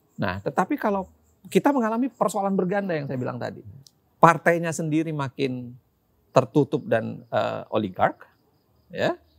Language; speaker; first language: Indonesian; native; Indonesian